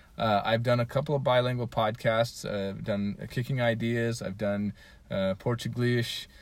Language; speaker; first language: English; native; English